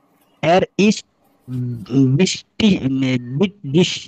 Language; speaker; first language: German; non-native, learner; Bangla